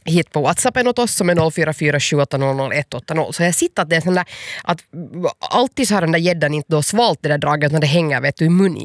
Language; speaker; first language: Swedish; native; Swedish